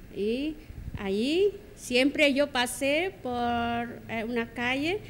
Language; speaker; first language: Spanish; non-native, learner; Indonesian